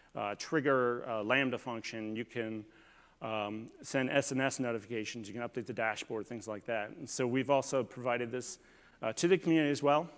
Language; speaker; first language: English; native; English